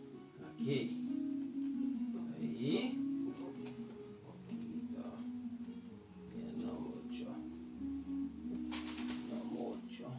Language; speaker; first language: Spanish; non-native, learner; English